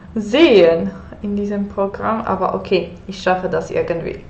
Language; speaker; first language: German; non-native, fluent; Polish